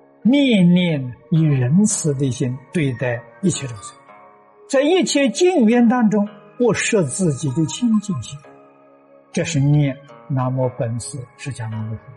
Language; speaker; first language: Chinese; native; Chinese